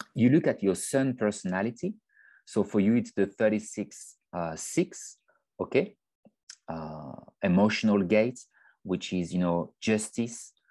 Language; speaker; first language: English; non-native, fluent; French